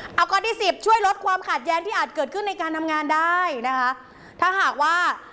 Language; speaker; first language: Thai; native; Thai